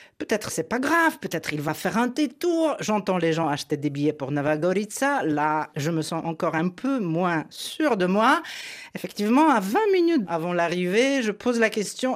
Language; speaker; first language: French; non-native, fluent; Polish